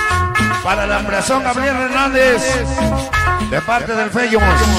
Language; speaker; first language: Spanish; native; Spanish